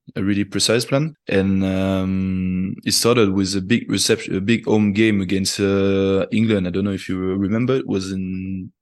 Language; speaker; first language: English; non-native, fluent; French